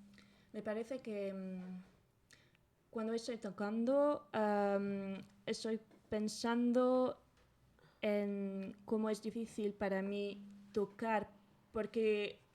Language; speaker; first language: Spanish; non-native, learner; French